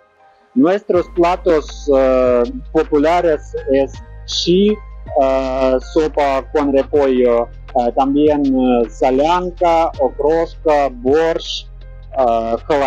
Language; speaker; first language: Spanish; non-native, learner; Russian